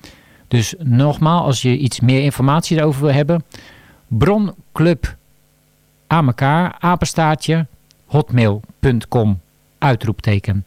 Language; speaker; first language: Dutch; native; Dutch